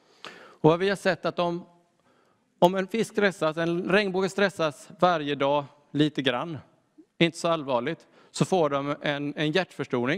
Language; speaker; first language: Swedish; native; Swedish